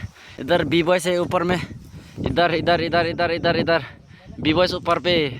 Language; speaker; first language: Hindi; non-native, local second language; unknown